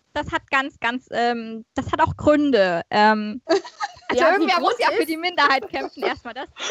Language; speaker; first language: German; native; German